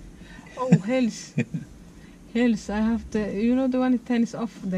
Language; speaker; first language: English; non-native, learner; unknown